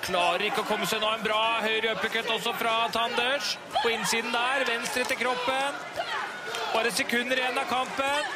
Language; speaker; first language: Norwegian; native; Norwegian